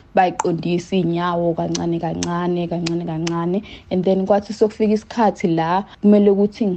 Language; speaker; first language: Zulu; native; Zulu